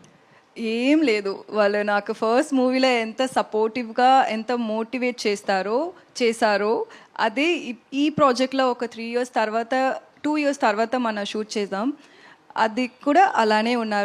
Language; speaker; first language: Telugu; non-native, learner; Tamil